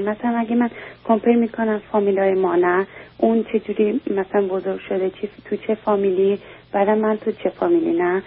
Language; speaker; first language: Persian; early bilingual, heritage; Persian